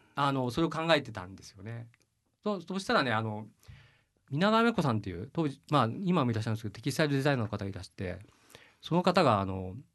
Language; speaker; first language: Japanese; native; Japanese